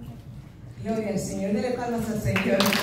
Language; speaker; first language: Spanish; native; Spanish